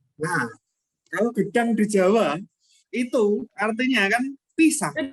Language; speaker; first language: Indonesian; non-native, local second language; Javanese